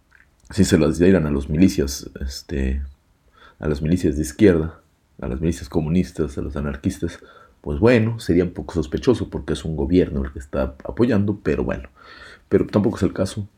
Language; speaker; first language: Spanish; native; Spanish